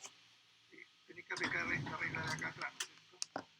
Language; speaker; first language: Spanish; native; Spanish